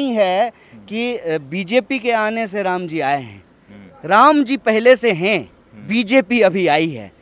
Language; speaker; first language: Hindi; native; Hindi